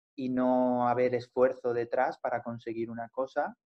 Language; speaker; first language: Spanish; native; Spanish